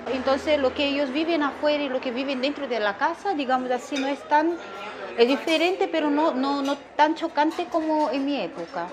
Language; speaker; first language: Spanish; non-native, fluent; Korean